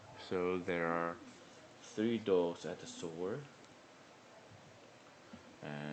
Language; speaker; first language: English; non-native, learner; Korean